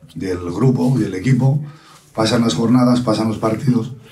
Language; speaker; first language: Spanish; non-native, local second language; Catalan